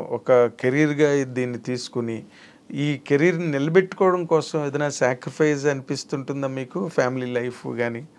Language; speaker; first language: Telugu; native; Telugu